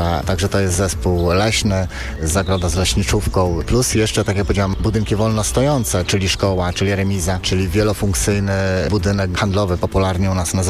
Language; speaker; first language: Polish; native; Polish